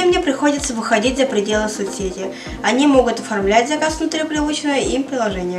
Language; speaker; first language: Russian; non-native, local second language; Yakut